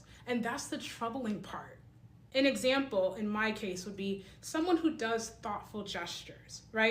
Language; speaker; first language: English; native; English